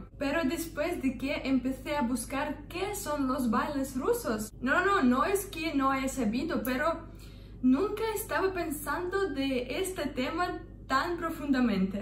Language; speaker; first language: Spanish; non-native, fluent; Russian